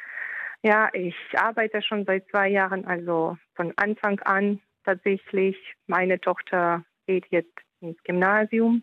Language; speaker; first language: German; non-native, fluent; Ukrainian